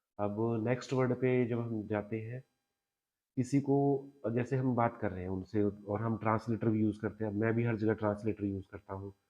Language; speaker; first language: Hindi; native; Hindi